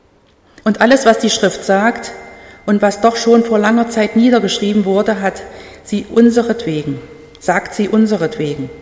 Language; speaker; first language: German; native; German